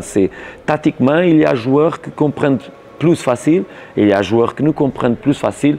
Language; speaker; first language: French; non-native, learner; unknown